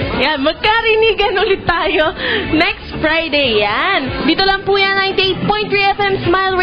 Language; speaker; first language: Filipino; native; Filipino